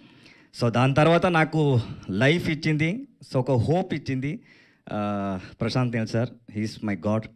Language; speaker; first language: Telugu; non-native, learner; Kannada